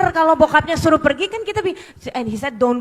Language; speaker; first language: Indonesian; native; Indonesian